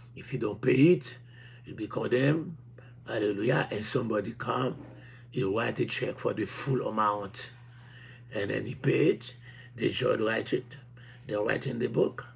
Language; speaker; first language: English; non-native, fluent; Haitian Creole